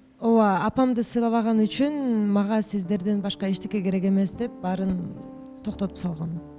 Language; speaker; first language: Kyrgyz; non-native, local second language; Russian